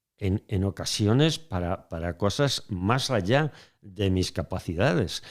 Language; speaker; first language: Spanish; native; Spanish